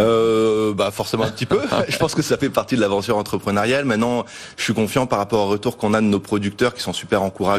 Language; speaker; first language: French; native; French